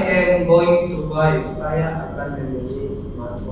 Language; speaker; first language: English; non-native, learner; Indonesian